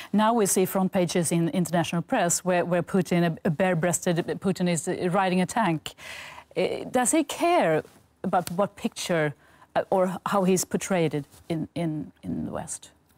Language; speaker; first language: English; non-native, fluent; Swedish